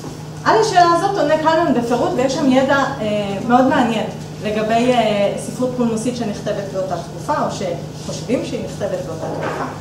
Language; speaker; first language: Hebrew; native; Hebrew